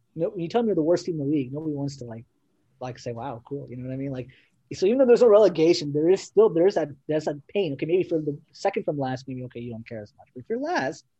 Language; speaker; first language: English; native; English